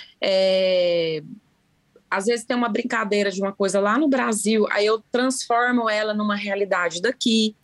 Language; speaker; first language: Portuguese; native; Portuguese